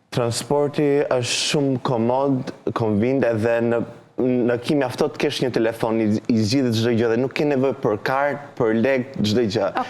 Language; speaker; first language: Albanian; native; Albanian